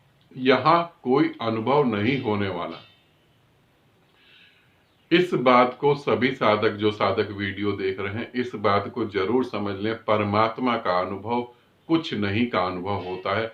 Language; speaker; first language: Hindi; native; Hindi